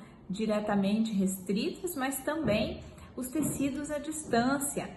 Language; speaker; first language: Portuguese; native; Portuguese